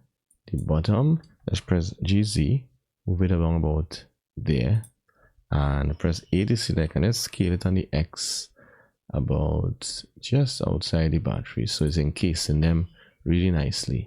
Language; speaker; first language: English; native; English